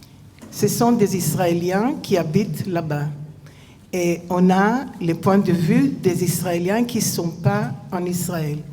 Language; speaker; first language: French; non-native, fluent; Hebrew